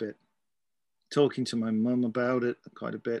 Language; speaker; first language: English; native; English